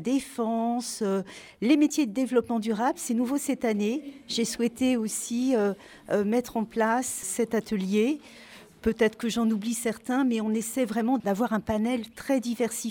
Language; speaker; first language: French; native; French